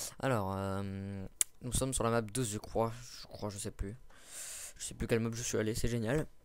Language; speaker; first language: French; native; French